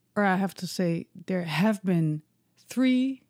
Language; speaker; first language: English; non-native, fluent; Dutch